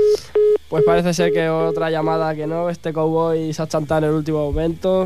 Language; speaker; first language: Spanish; native; Spanish